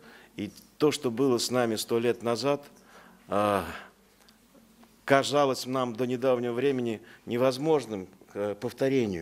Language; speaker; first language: Russian; native; Russian